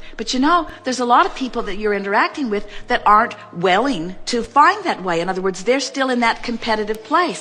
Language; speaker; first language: English; native; English